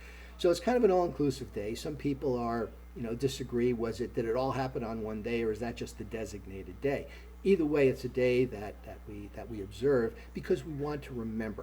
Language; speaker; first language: English; native; English